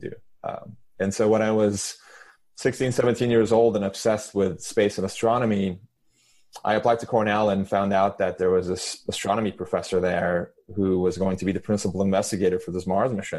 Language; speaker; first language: English; non-native, fluent; Turkish